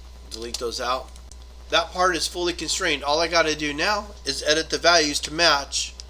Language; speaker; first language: English; native; English